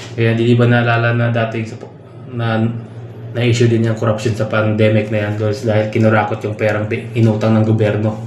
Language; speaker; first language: Filipino; native; Filipino